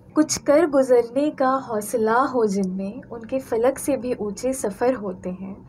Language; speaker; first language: Hindi; native; Hindi